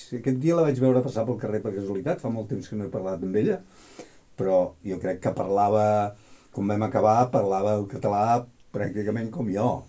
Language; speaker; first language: Catalan; native; Catalan